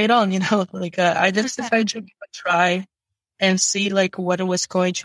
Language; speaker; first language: English; non-native, fluent; Portuguese